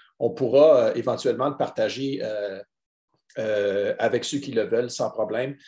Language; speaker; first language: French; native; French